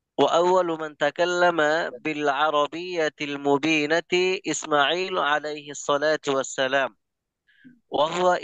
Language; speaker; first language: Arabic; non-native, learner; Bangla